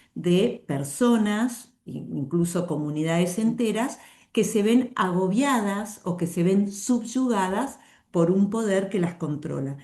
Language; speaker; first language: Spanish; native; Spanish